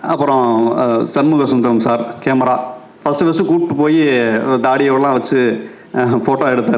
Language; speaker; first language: Tamil; native; Tamil